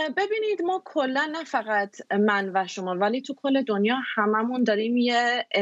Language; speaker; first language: Persian; early bilingual, heritage; Persian